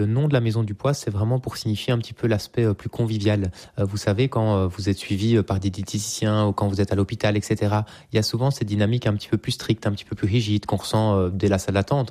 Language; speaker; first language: French; native; French